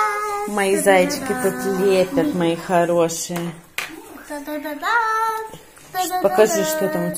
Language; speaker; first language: Russian; native; Russian